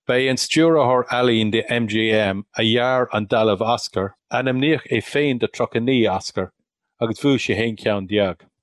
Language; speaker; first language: Irish; non-native, local second language; English